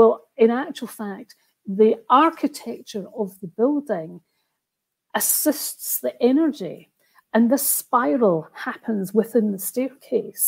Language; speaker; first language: English; native; English